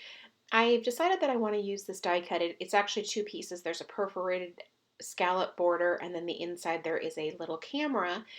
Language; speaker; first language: English; native; English